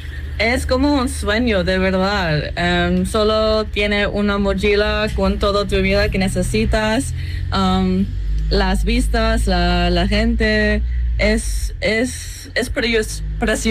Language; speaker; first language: Spanish; non-native, learner; English